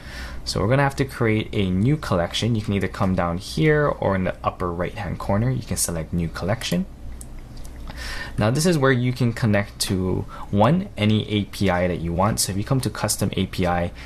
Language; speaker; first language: English; native; English